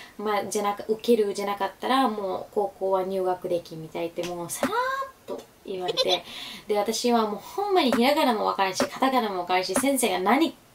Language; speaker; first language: Japanese; non-native, fluent; Urdu